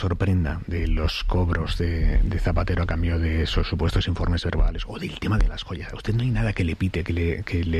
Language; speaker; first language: Spanish; native; Spanish